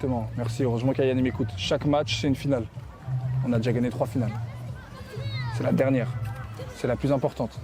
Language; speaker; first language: French; native; French